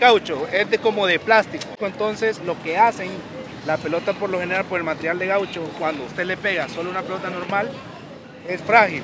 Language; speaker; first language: Spanish; native; Spanish